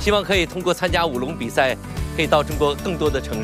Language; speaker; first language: Chinese; native; Chinese